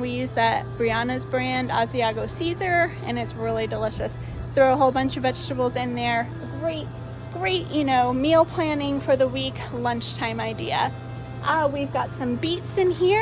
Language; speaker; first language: English; native; English